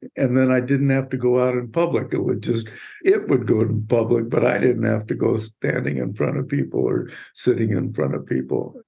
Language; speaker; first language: English; native; English